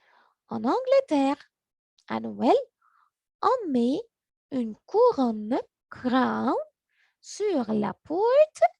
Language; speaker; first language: French; non-native, learner; Arabic